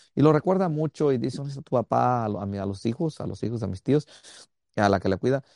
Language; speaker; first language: Spanish; early bilingual, heritage; Spanish